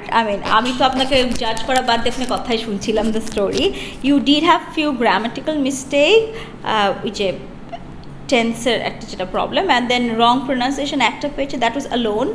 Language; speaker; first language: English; non-native, local second language; Bangla